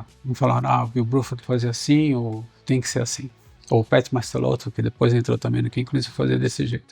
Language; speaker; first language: Portuguese; native; Portuguese